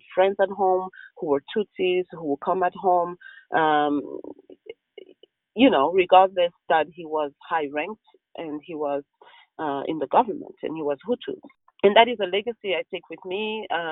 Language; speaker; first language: English; non-native, local second language; Kinyarwanda